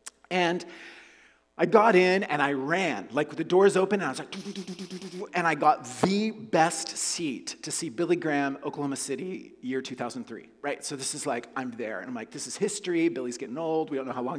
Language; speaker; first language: English; native; English